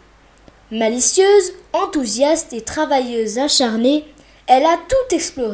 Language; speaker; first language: French; native; French